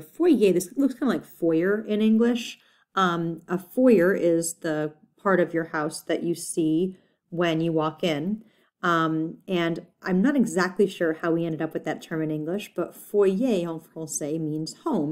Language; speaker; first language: English; native; English